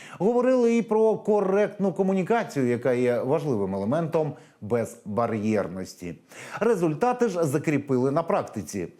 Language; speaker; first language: Ukrainian; native; Ukrainian